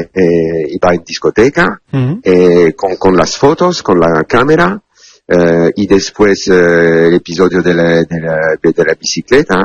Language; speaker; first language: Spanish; non-native, learner; Italian